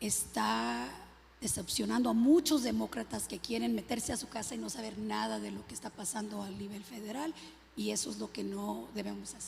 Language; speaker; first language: Spanish; early bilingual, other home language; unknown